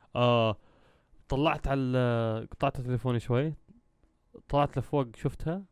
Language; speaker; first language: Arabic; early bilingual, heritage; Arabic